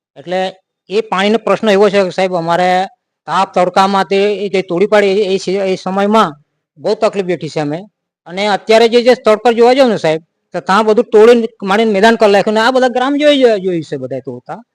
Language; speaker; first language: Gujarati; non-native, local second language; Gamit